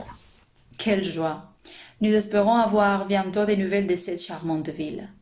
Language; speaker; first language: French; non-native, learner; Spanish